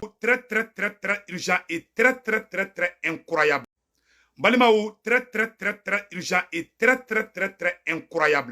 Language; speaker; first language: French; non-native, local second language; Bambara